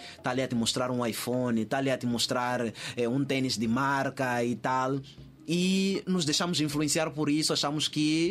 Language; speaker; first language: Portuguese; native; Portuguese